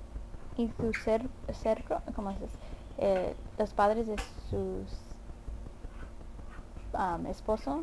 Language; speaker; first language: Spanish; early bilingual, heritage; Spanish